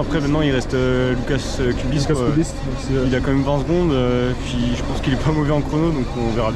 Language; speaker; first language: French; native; French